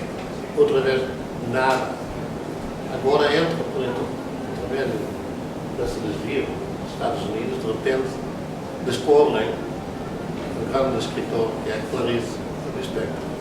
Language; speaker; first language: Portuguese; non-native, fluent; Dutch